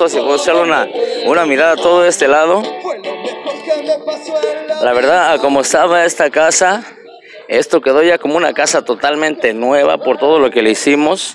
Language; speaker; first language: Spanish; native; Spanish